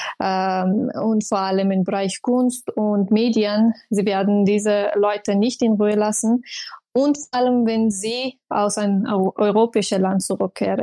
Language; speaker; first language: German; non-native, fluent; Persian